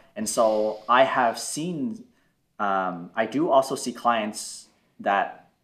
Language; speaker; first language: English; native; English